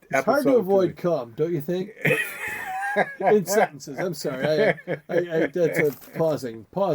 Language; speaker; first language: English; native; English